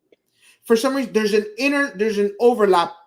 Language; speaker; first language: English; native; English